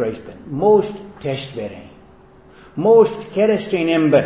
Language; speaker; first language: Hungarian; non-native, fluent; English